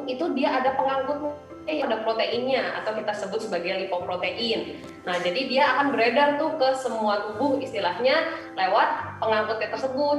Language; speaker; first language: Indonesian; native; Indonesian